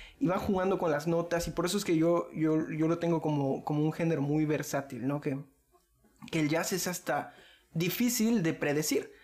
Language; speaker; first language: Spanish; native; Spanish